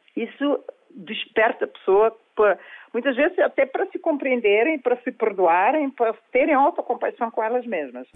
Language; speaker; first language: Portuguese; non-native, local second language; Kabuverdianu